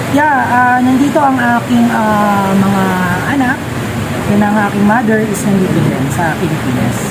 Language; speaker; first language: Filipino; early bilingual, heritage; Filipino